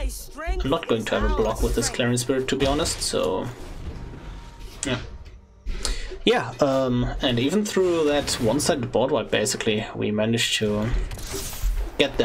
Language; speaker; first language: English; non-native, fluent; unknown